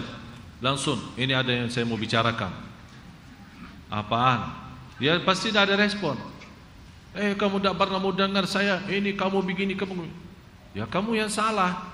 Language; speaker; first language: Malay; non-native, fluent; Arabic